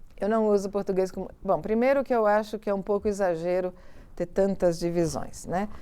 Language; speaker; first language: Portuguese; early bilingual, other home language; Italian